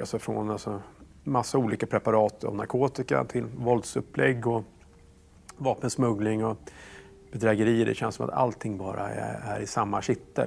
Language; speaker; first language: Swedish; native; Swedish